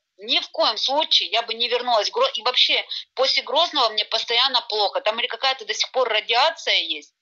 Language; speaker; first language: Russian; native; Russian